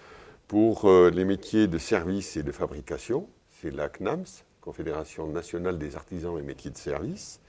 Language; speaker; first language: French; native; French